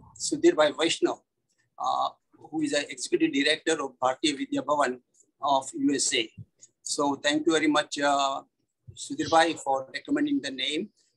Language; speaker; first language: English; non-native, local second language; Gujarati